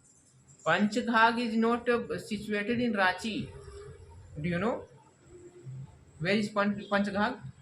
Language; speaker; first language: English; non-native, learner; Hindi